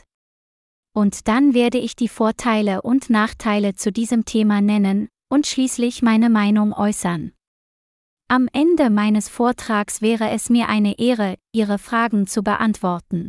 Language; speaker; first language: German; non-native, learner; Vietnamese